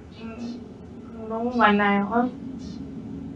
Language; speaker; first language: Korean; non-native, learner; Chinese